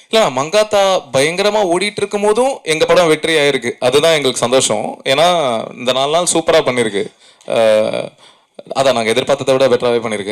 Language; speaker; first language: Tamil; native; Tamil